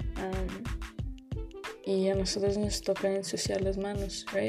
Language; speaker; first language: Spanish; early bilingual, heritage; Spanish